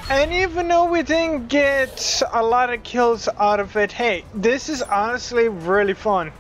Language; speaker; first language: English; native; English